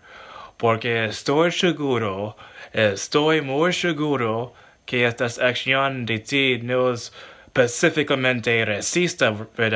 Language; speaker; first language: Spanish; non-native, learner; English